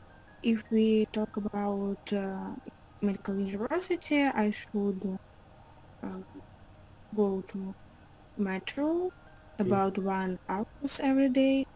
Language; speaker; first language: English; non-native, learner; Russian